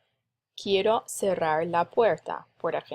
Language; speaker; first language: Spanish; non-native, fluent; English